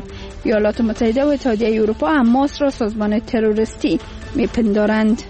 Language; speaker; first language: Persian; native; Persian